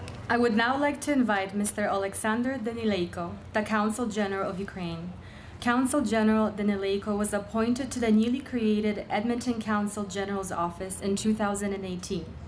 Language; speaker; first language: English; early bilingual, other home language; Polish